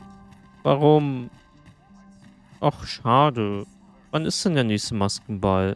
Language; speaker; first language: German; native; German